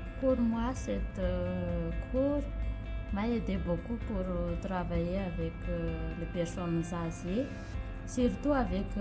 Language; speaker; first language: French; non-native, learner; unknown